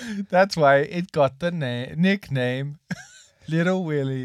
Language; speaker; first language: English; native; English